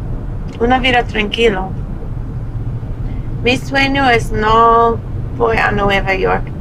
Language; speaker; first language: Spanish; non-native, learner; English